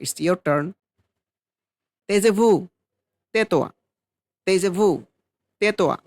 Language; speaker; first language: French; non-native, fluent; Bangla